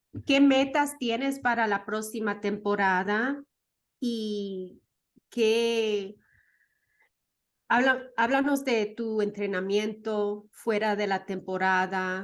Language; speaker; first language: Spanish; early bilingual, heritage; Spanish